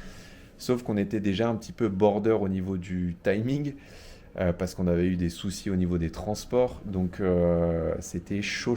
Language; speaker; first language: French; native; French